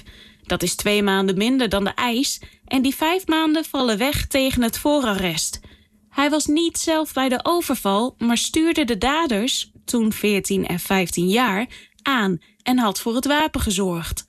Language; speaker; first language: Dutch; native; Dutch